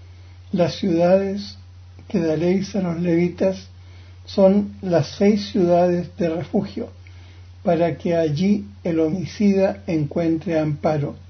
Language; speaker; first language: Spanish; native; Spanish